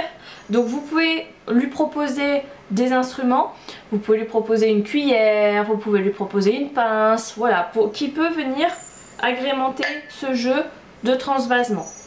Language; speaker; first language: French; native; French